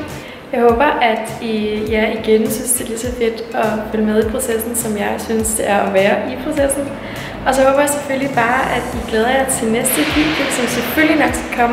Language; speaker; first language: Danish; native; Danish